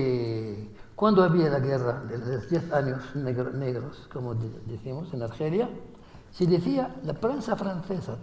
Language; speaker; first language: Spanish; non-native, fluent; Arabic